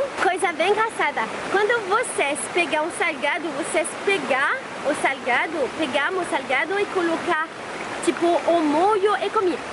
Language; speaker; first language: Portuguese; non-native, fluent; French